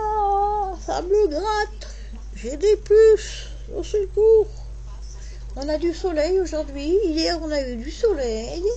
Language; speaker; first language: French; native; French